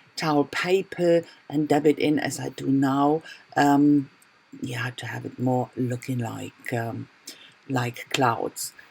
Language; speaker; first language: English; non-native, fluent; German